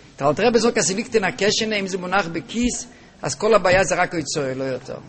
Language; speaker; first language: Hebrew; native; Hebrew